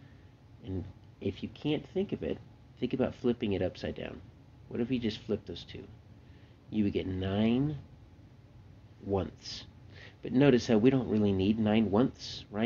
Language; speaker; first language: English; native; English